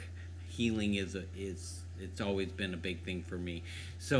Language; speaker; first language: English; native; English